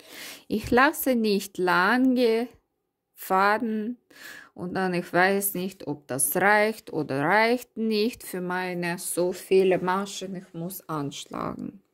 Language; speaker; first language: German; non-native, learner; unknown